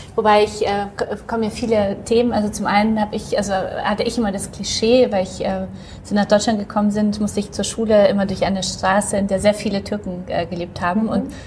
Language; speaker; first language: German; early bilingual, other home language; Polish